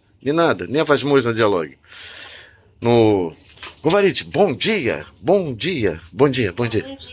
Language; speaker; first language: Russian; non-native, learner; Portuguese